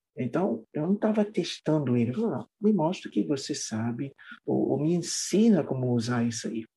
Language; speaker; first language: Portuguese; non-native, fluent; English